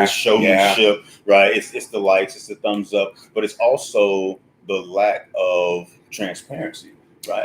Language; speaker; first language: English; native; English